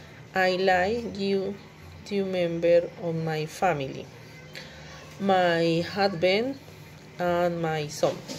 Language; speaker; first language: English; non-native, learner; Spanish